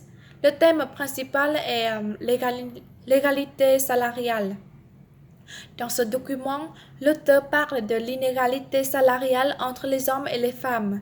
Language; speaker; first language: French; non-native, learner; Vietnamese